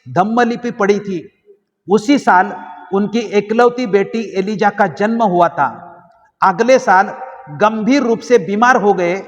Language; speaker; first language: Hindi; non-native, local second language; Marathi